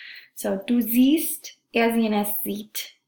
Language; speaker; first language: German; non-native, fluent; English